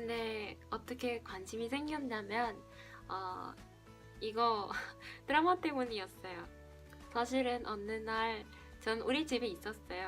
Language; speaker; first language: Korean; non-native, fluent; Spanish